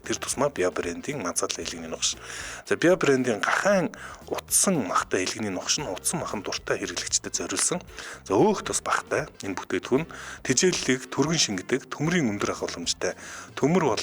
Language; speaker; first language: Mongolian; native; Mongolian